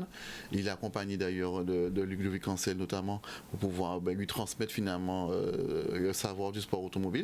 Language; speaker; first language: French; native; French